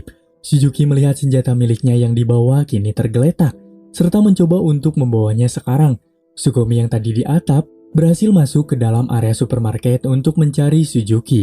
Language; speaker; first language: Indonesian; native; Indonesian